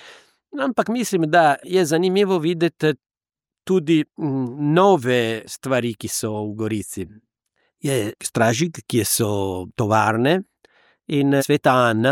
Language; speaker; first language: Slovenian; non-native, learner; Italian